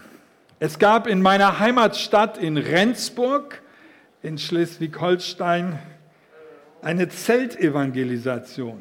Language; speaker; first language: German; native; German